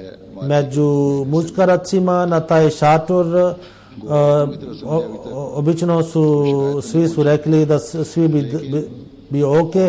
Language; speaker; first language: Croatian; non-native, fluent; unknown